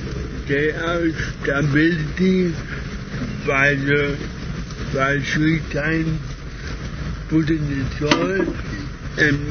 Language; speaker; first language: English; non-native, learner; German